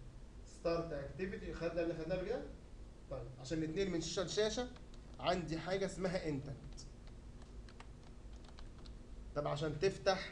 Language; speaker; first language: Arabic; native; Arabic